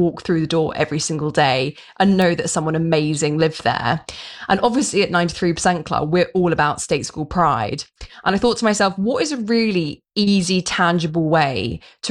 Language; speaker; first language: English; native; English